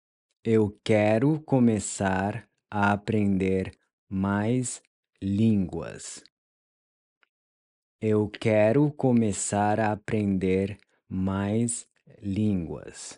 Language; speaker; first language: Portuguese; non-native, fluent; English